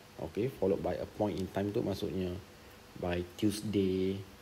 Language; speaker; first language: English; non-native, local second language; Malay